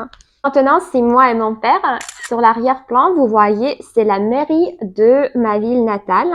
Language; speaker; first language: French; non-native, learner; Russian